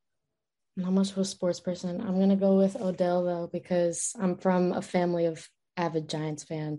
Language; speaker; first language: English; native; English